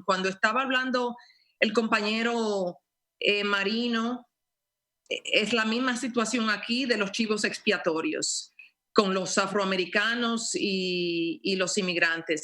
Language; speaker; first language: Spanish; early bilingual, heritage; Spanish